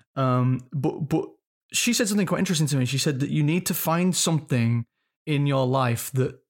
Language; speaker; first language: English; native; English